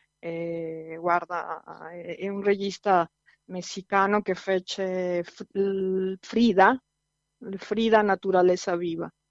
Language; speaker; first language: Italian; non-native, fluent; Spanish